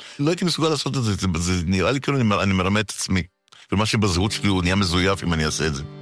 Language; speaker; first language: Hebrew; native; Hebrew